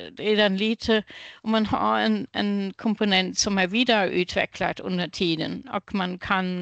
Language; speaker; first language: Swedish; non-native, fluent; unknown